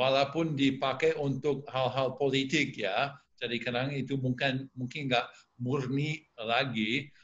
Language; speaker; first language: Indonesian; non-native, fluent; English